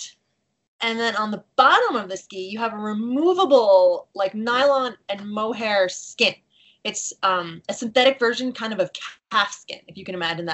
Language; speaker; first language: English; native; English